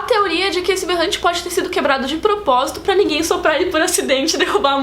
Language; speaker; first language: Portuguese; native; Portuguese